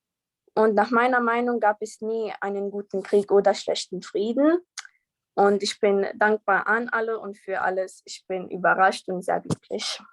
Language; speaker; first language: German; non-native, learner; Croatian